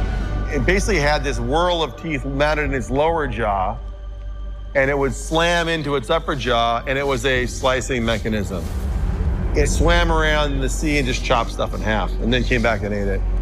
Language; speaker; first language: English; native; English